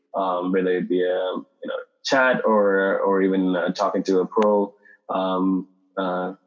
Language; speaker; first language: English; non-native, local second language; Tamil